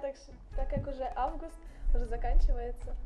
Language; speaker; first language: Ukrainian; non-native, local second language; Russian